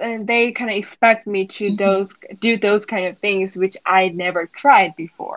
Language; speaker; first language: English; non-native, fluent; Korean